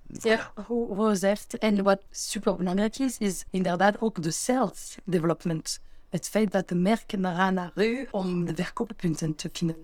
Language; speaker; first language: Dutch; non-native, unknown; French